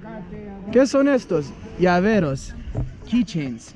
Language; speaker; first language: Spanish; non-native, learner; English